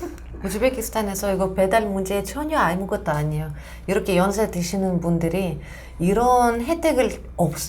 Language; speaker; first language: Korean; non-native, fluent; Russian